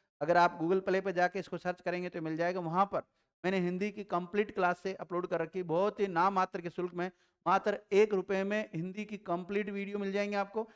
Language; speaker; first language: Hindi; native; Hindi